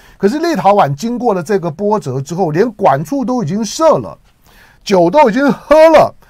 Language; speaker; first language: Chinese; native; Chinese